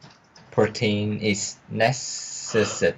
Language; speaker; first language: English; non-native, learner; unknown